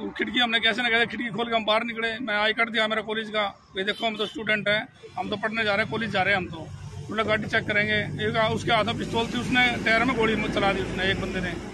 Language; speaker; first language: Hindi; native; Hindi